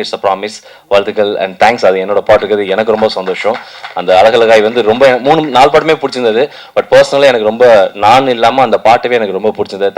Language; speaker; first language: Tamil; native; Tamil